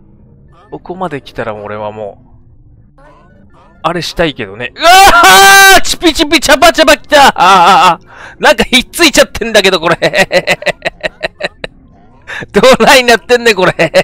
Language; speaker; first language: Japanese; native; Japanese